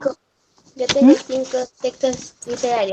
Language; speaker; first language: Spanish; native; Spanish